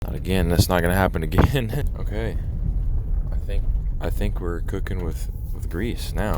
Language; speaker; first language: English; native; English